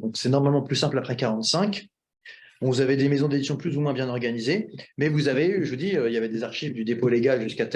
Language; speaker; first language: French; native; French